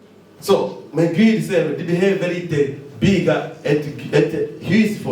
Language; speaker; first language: Swedish; non-native, fluent; Lingala